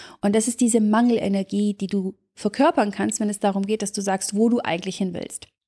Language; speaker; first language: German; early bilingual, other home language; Serbian